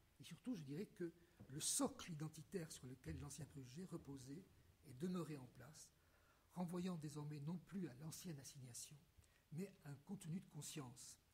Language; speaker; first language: French; native; French